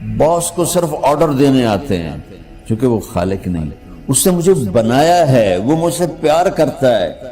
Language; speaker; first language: Urdu; non-native, local second language; Punjabi